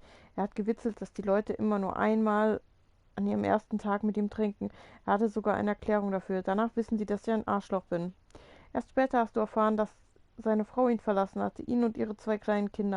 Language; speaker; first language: German; native; German